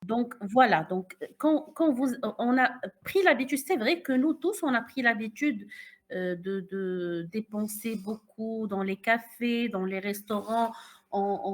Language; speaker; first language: French; non-native, local second language; Arabic